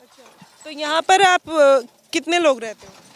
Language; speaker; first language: Hindi; native; Hindi